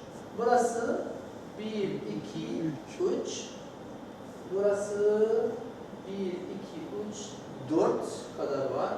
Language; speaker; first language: Turkish; non-native, learner; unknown